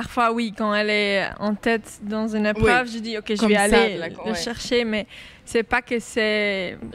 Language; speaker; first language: French; non-native, local second language; Dutch